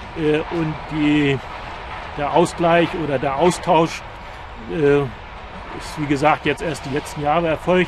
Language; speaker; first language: German; native; German